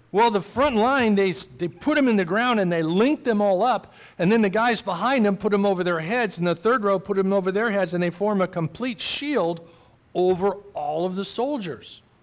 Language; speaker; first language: English; native; English